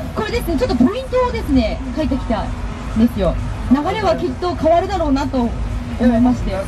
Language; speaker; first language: Japanese; native; Japanese